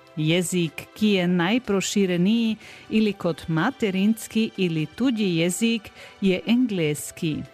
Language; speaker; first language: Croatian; native; Croatian